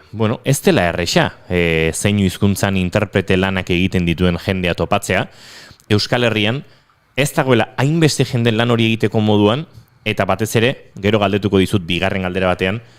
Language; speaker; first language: Basque; native; Basque